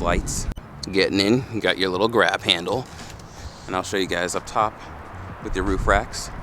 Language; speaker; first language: English; native; English